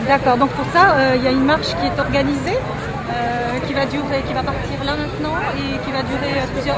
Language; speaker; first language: French; native; French